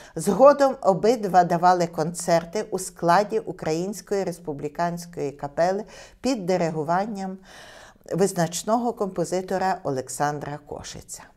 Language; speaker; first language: Ukrainian; native; Ukrainian